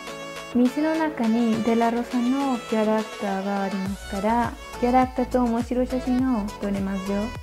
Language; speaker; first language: Japanese; non-native, learner; Spanish